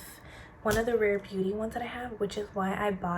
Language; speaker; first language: English; native; English